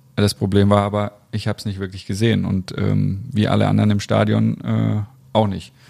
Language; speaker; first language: German; native; German